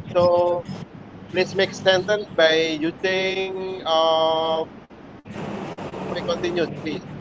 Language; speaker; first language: English; non-native, learner; Indonesian